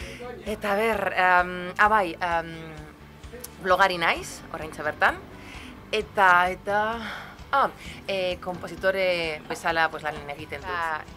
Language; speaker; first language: Basque; non-native, local second language; Spanish